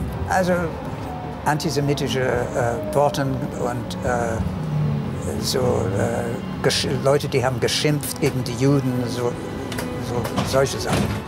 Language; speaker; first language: German; early bilingual, heritage; German